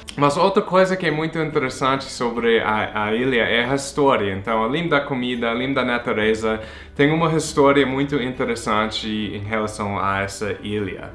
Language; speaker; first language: Portuguese; non-native, fluent; English